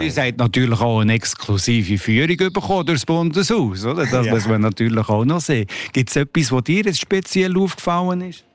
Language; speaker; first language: German; native; German